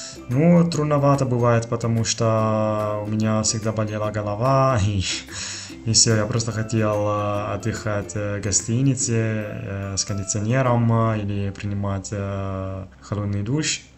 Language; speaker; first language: Russian; non-native, fluent; Italian